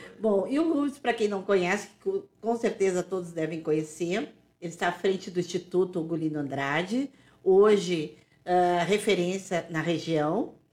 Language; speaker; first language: Portuguese; native; Portuguese